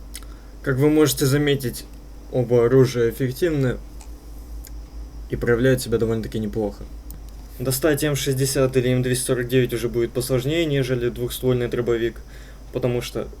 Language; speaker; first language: Russian; native; Russian